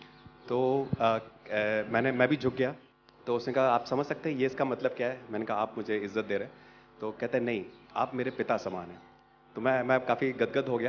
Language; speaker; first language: Hindi; native; Hindi